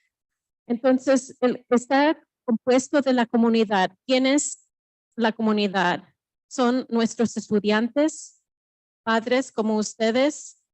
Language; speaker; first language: Spanish; early bilingual, heritage; Spanish